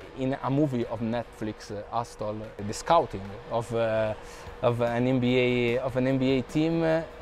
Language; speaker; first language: English; non-native, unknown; Italian